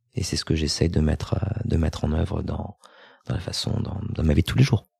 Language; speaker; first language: French; native; French